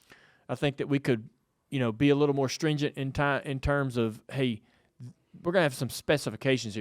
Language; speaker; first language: English; native; English